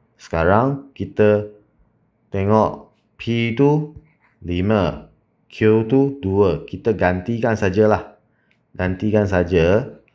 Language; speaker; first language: Malay; non-native, local second language; Chinese